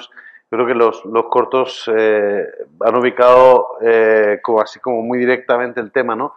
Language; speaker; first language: Spanish; native; Spanish